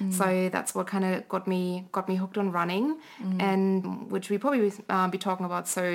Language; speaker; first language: English; non-native, fluent; German